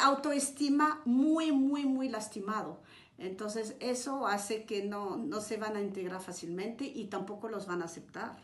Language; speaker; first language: Spanish; non-native, fluent; French